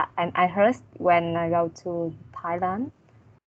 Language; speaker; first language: English; non-native, learner; Vietnamese